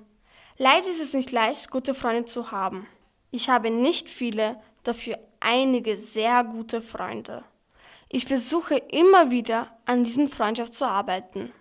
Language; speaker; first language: German; early bilingual, other home language; Turkish